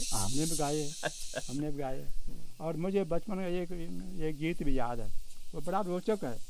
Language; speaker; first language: Hindi; native; Hindi